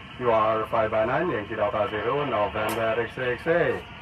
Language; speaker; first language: English; non-native, fluent; Indonesian